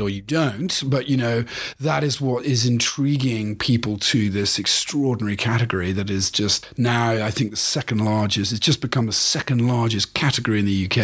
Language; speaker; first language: English; native; English